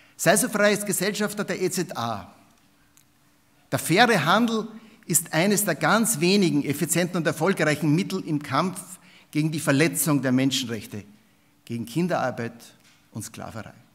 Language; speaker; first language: German; native; German